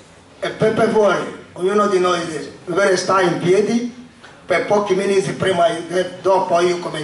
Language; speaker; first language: Italian; non-native, learner; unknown